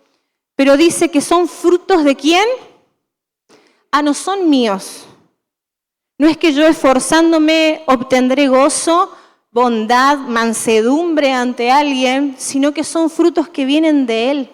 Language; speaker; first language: Spanish; native; Spanish